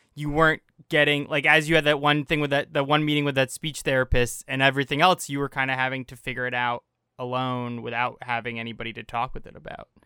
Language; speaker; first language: English; native; English